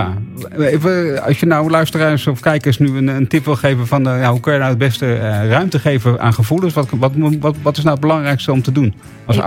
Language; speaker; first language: Dutch; native; Dutch